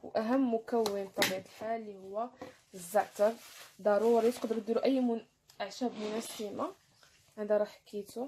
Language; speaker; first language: Arabic; native; Arabic